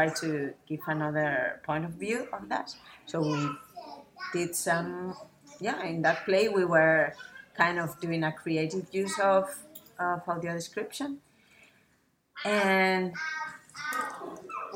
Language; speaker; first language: English; non-native, fluent; Spanish